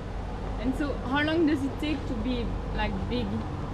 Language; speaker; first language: English; non-native, fluent; French